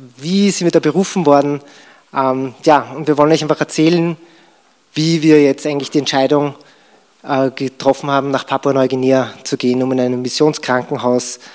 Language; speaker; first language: German; native; German